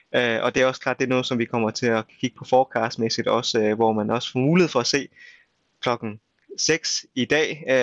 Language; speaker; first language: Danish; early bilingual, other home language; Vietnamese